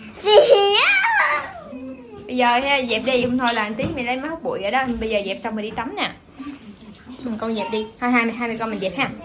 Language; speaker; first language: Vietnamese; native; Vietnamese